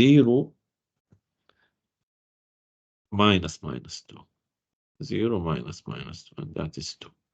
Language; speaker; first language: English; non-native, fluent; Arabic